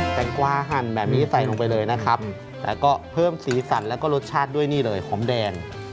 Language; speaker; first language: Thai; native; Thai